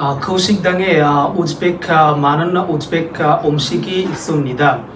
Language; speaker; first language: Korean; non-native, learner; Bangla